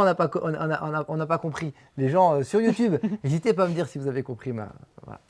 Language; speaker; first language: French; native; French